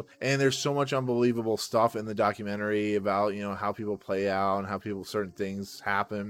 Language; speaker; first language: English; native; English